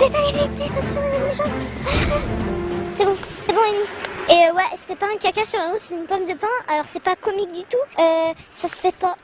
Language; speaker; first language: French; native; French